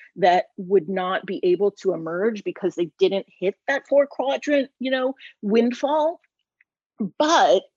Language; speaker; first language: English; native; English